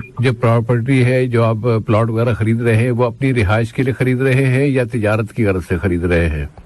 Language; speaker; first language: Urdu; native; Urdu